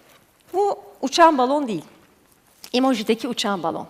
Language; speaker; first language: Turkish; native; Turkish